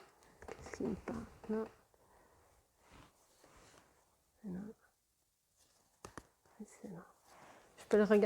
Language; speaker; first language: French; non-native, fluent; Portuguese